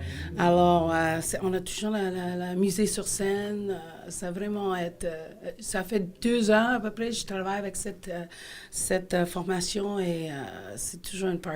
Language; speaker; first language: French; non-native, fluent; English